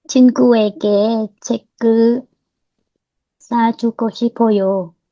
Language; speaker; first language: Korean; non-native, learner; Lao